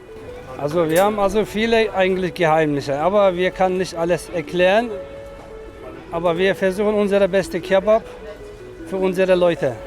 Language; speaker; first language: German; non-native, learner; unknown